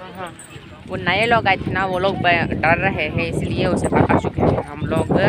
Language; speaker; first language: Hindi; non-native, local second language; Urdu